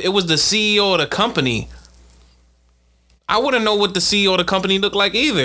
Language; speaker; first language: English; native; English